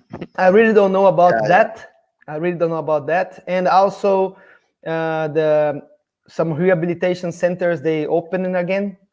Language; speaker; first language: English; non-native, fluent; Portuguese